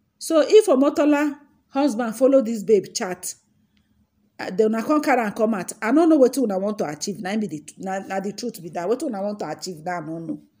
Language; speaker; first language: Nigerian Pidgin; non-native, local second language; Yoruba